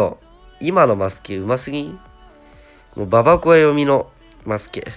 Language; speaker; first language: Japanese; native; Japanese